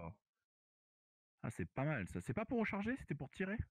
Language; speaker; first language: French; native; French